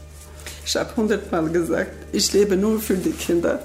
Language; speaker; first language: German; non-native, learner; Albanian